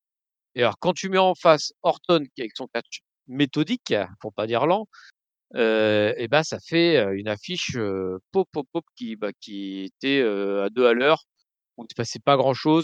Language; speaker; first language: French; native; French